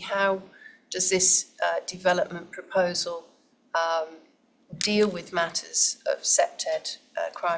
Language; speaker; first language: English; native; English